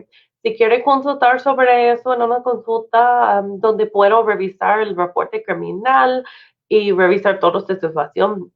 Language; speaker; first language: Spanish; non-native, fluent; English